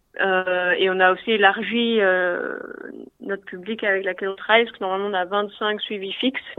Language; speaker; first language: French; native; French